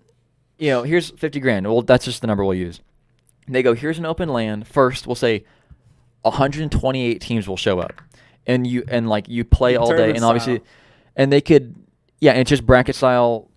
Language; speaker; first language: English; native; English